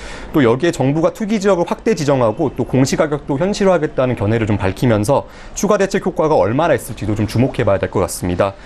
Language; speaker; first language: Korean; native; Korean